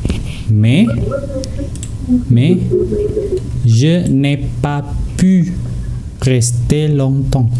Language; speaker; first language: French; non-native, fluent; Indonesian